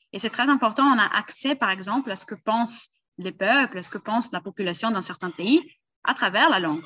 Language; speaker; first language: French; early bilingual, heritage; Portuguese